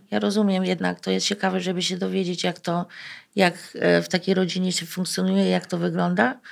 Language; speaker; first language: Polish; early bilingual, heritage; Polish